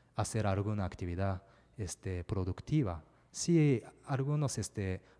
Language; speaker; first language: Spanish; non-native, fluent; Japanese